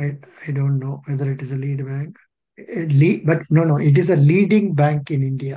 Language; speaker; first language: English; non-native, local second language; Telugu